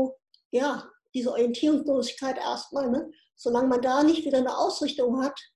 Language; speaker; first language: German; native; German